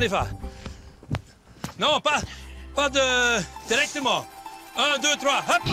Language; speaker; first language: French; non-native, learner; Dutch